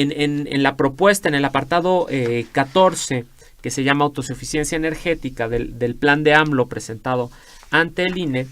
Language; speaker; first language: Spanish; native; Spanish